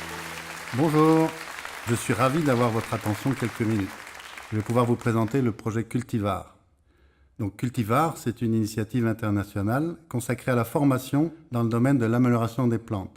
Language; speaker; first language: French; native; French